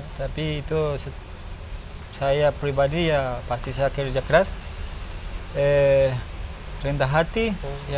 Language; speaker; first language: Indonesian; non-native, learner; Spanish